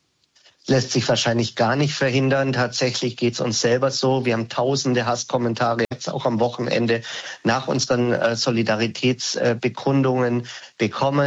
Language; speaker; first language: German; native; German